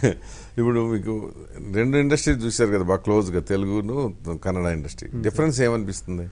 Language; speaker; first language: Telugu; native; Telugu